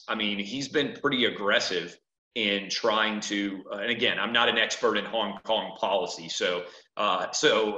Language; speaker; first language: English; native; English